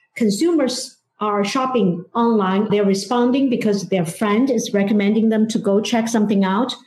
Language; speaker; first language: English; non-native, fluent; Chinese